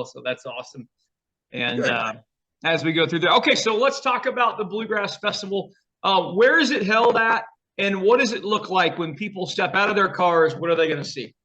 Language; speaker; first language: English; native; English